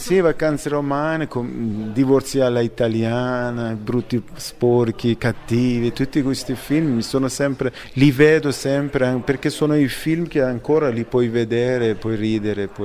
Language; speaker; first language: Italian; non-native, fluent; Persian